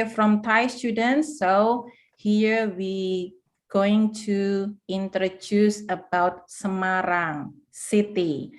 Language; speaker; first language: English; non-native, fluent; Indonesian